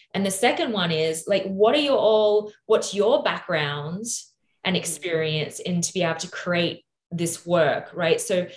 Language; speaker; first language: English; native; English